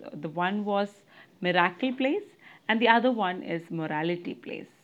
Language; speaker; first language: English; non-native, local second language; Malayalam